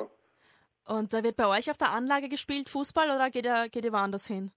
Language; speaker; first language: German; native; German